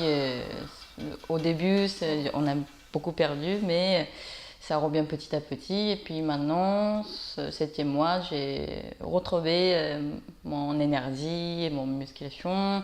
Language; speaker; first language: French; non-native, learner; Japanese